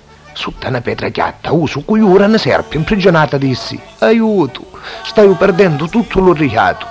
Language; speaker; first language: Italian; native; Italian